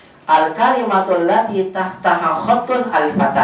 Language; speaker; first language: Arabic; non-native, fluent; Indonesian